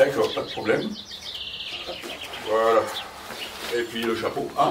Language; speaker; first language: French; native; French